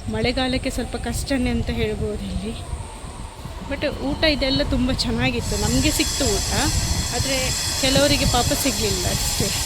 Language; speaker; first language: Kannada; non-native, local second language; Tulu